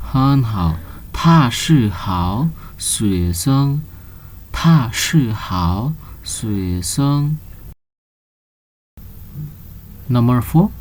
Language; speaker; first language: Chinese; non-native, fluent; Nepali